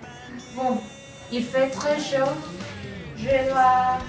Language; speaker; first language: French; non-native, learner; Spanish